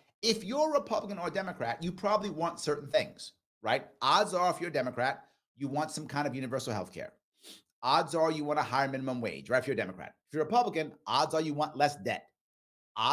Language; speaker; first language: English; native; English